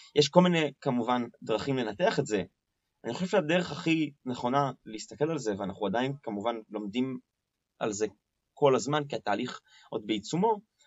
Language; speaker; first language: Hebrew; native; Hebrew